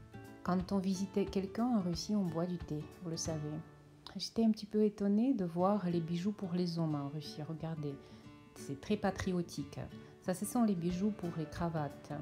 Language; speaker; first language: French; non-native, fluent; Russian